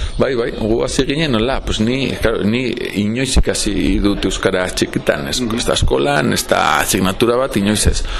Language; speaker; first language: Basque; non-native, local second language; Spanish